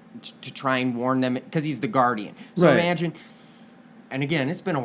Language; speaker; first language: English; native; English